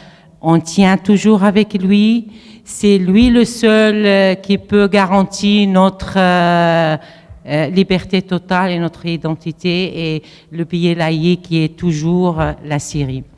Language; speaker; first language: French; non-native, fluent; Arabic